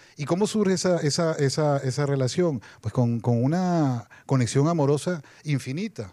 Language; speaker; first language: Spanish; native; Spanish